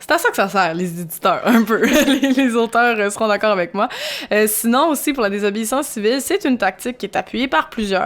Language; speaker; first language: French; native; French